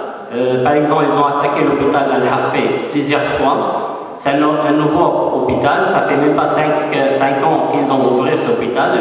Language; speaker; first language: French; non-native, fluent; Arabic